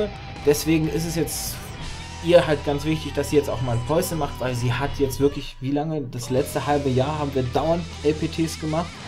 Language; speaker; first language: German; native; German